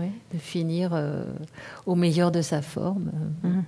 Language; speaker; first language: French; native; French